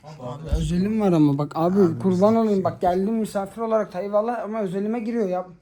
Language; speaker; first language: Turkish; native; Turkish